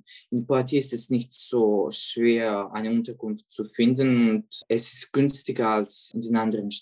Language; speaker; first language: German; non-native, fluent; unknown